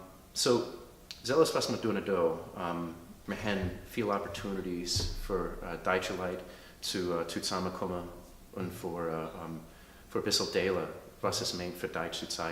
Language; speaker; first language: German; early bilingual, heritage; English